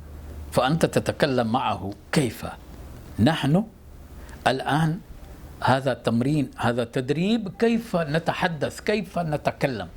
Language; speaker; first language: Arabic; non-native, fluent; Urdu